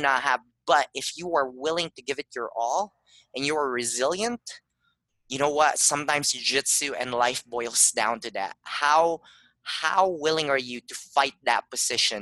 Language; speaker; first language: English; non-native, local second language; Filipino